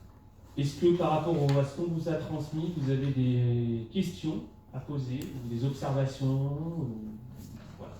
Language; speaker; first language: French; native; French